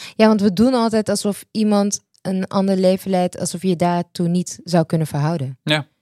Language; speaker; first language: Dutch; native; Dutch